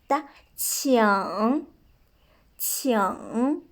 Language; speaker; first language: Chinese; non-native, fluent; Kyrgyz